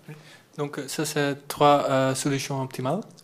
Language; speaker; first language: French; non-native, learner; Dutch